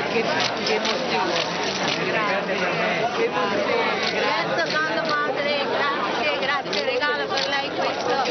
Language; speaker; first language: Italian; non-native, learner; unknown